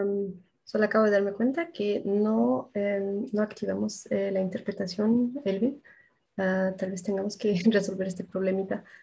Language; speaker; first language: Spanish; non-native, fluent; French